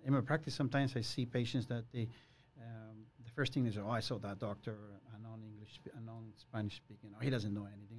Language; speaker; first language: English; non-native, fluent; Spanish